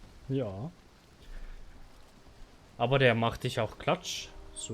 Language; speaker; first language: German; native; German